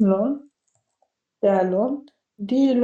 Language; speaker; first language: German; non-native, learner; Macedonian